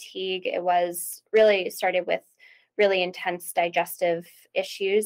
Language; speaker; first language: English; native; English